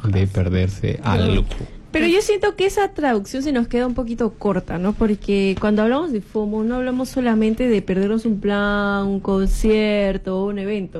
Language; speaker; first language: Spanish; native; Spanish